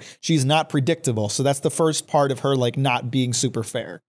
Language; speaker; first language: English; native; English